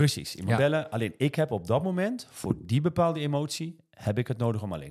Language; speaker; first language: Dutch; native; Dutch